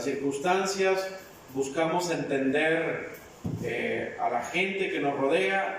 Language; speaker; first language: Spanish; native; Spanish